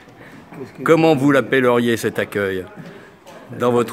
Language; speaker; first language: French; native; French